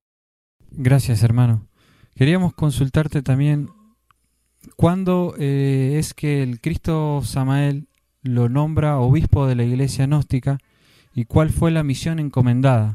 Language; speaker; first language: Spanish; native; Spanish